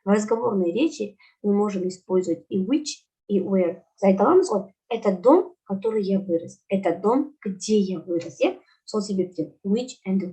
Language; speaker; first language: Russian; non-native, local second language; Kazakh